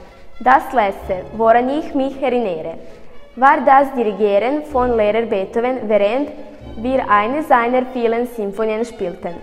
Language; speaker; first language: German; non-native, learner; Serbian